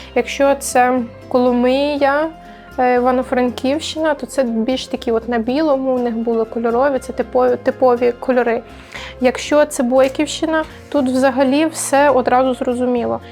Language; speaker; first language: Ukrainian; native; Ukrainian